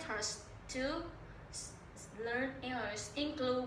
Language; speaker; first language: English; non-native, learner; Vietnamese